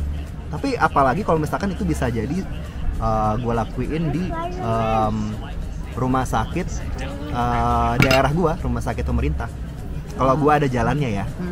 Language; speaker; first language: Indonesian; native; Indonesian